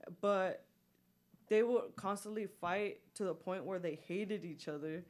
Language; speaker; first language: English; native; English